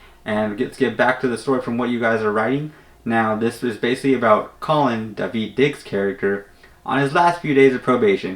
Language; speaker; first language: English; native; English